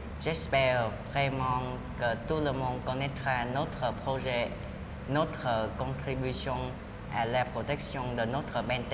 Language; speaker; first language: French; non-native, learner; Vietnamese